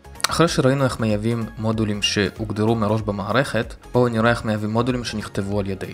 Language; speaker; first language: Hebrew; native; Hebrew